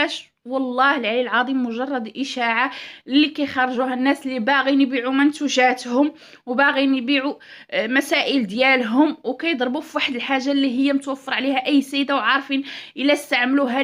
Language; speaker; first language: Arabic; native; Arabic